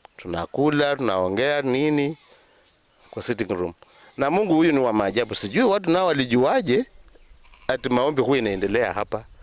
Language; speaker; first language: Swahili; non-native, local second language; Luyia